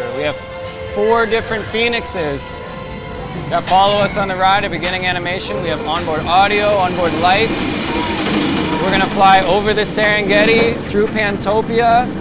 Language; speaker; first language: English; native; English